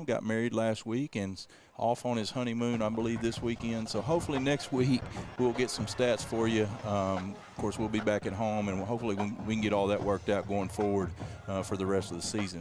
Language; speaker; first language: English; native; English